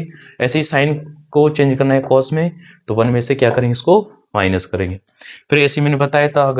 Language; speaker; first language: Hindi; native; Hindi